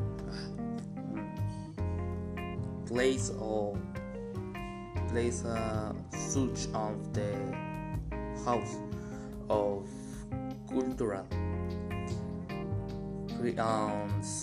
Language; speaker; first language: English; non-native, learner; Spanish